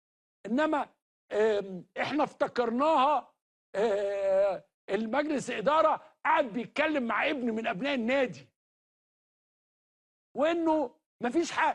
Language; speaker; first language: Arabic; native; Arabic